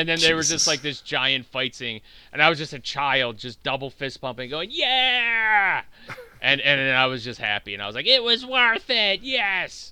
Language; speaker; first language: English; native; English